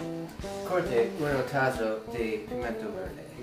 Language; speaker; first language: Spanish; non-native, learner; English